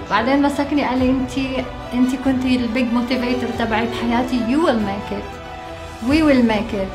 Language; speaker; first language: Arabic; native; Arabic